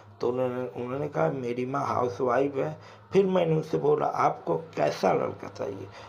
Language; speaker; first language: Hindi; native; Hindi